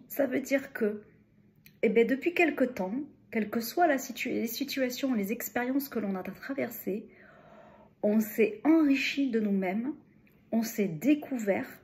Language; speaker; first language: French; native; French